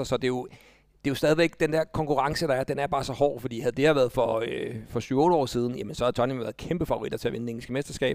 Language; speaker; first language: Danish; native; Danish